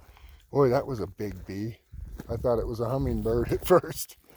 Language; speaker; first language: English; native; English